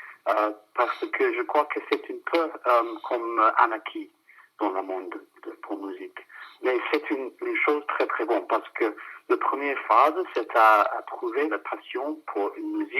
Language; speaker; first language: French; non-native, fluent; English